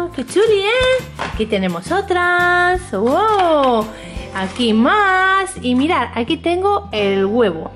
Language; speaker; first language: Spanish; native; Spanish